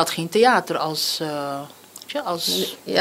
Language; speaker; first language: Dutch; non-native, local second language; Papiamento